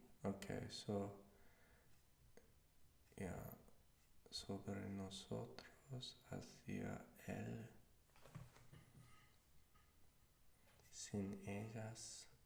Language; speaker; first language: Spanish; non-native, learner; English